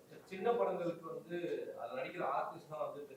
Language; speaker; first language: Tamil; native; Tamil